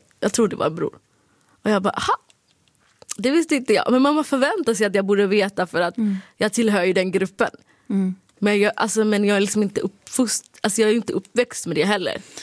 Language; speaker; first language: Swedish; early bilingual, other home language; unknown